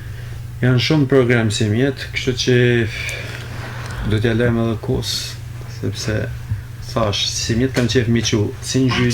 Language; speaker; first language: Albanian; native; Albanian